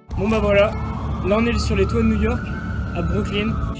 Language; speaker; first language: French; native; French